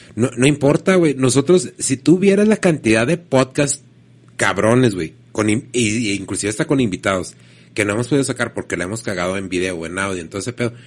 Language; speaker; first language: Spanish; native; Spanish